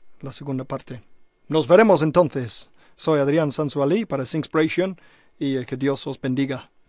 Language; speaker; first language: Spanish; non-native, fluent; English